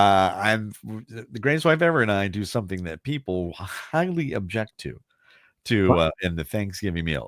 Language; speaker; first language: English; native; English